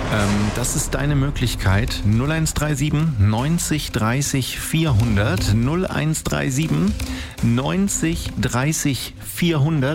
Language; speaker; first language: German; native; German